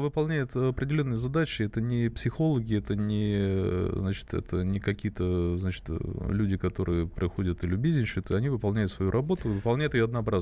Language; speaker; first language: Russian; native; Russian